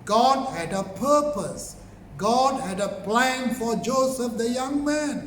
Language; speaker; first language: English; non-native, local second language; Tamil